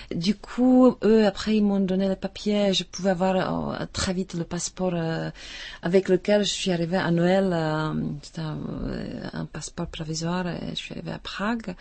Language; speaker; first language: French; non-native, fluent; Czech